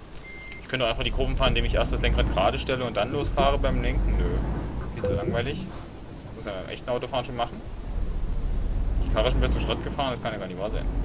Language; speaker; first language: German; native; German